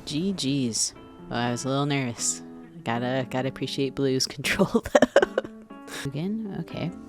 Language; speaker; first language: English; native; English